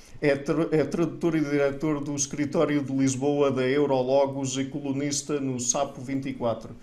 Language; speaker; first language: Portuguese; native; Portuguese